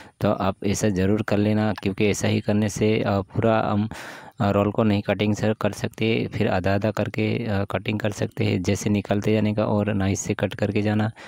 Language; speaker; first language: Hindi; native; Hindi